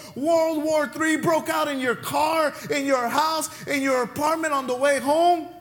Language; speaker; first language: English; non-native, fluent; Spanish